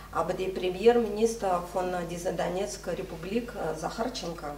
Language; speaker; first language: German; non-native, fluent; Russian